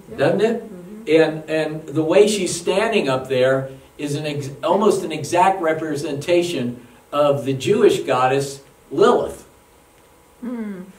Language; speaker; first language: English; native; English